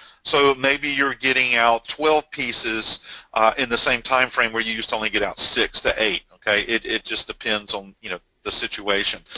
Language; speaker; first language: English; native; English